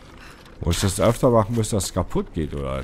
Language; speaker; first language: German; native; German